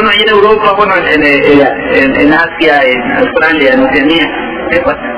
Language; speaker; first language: Spanish; native; Spanish